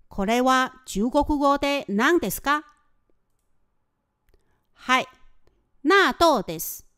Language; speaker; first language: Japanese; non-native, fluent; Chinese